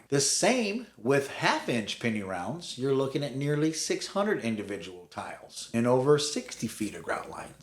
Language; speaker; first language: English; native; English